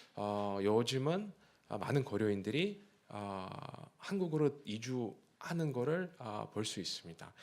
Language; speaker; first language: Korean; non-native, fluent; Russian